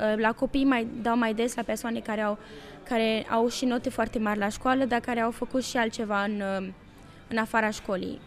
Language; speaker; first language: Romanian; early bilingual, heritage; Romanian